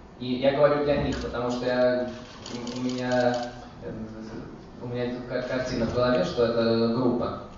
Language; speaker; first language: Russian; early bilingual, heritage; Russian